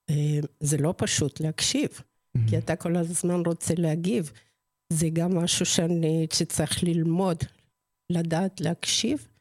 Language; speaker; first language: Hebrew; non-native, fluent; Spanish